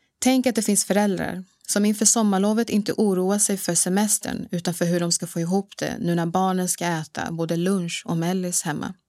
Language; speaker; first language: Swedish; early bilingual, other home language; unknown